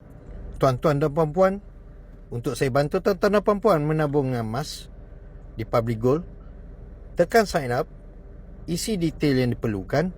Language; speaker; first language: Malay; native; Malay